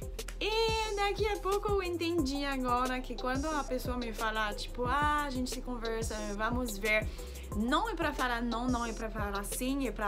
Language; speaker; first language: Portuguese; non-native, fluent; French